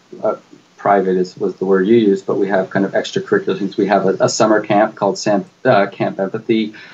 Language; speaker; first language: English; native; English